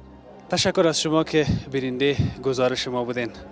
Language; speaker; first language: Persian; native; Persian